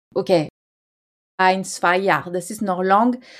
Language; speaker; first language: German; non-native, fluent; French